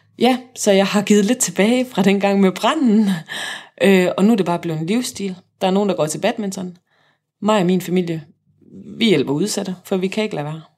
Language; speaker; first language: Danish; native; Danish